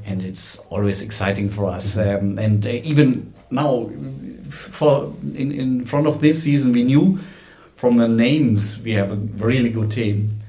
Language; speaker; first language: English; non-native, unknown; German